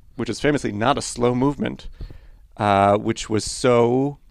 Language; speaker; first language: English; early bilingual, other home language; Polish